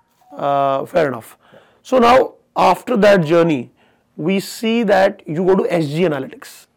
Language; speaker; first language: English; non-native, local second language; Hindi